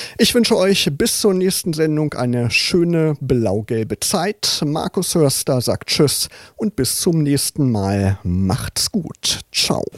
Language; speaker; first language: German; native; German